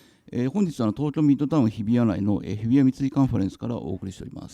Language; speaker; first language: Japanese; native; Japanese